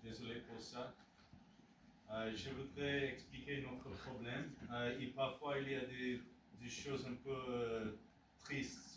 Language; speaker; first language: French; non-native, learner; English